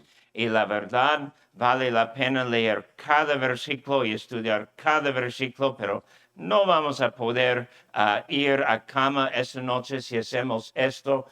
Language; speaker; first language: Spanish; non-native, fluent; English